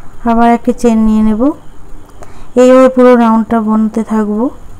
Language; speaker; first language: Hindi; non-native, local second language; Bangla